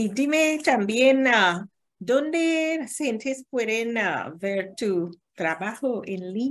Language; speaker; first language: Spanish; non-native, learner; English